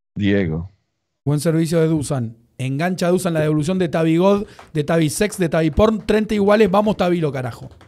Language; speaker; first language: Spanish; native; Spanish